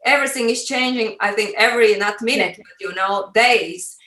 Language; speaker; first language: English; non-native, fluent; Latvian